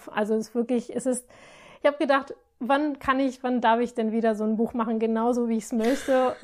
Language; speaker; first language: German; non-native, fluent; Spanish